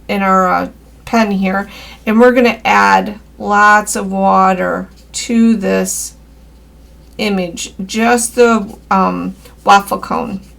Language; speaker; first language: English; native; English